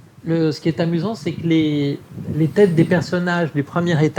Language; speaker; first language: French; native; French